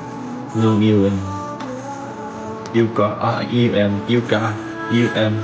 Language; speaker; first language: Vietnamese; non-native, learner; Korean